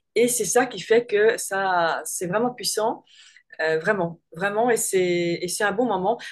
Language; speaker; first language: French; native; French